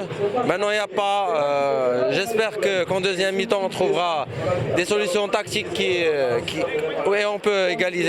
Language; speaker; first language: French; non-native, local second language; Wolof